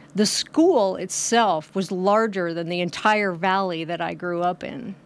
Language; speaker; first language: English; native; English